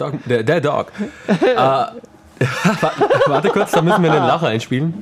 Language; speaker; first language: German; native; German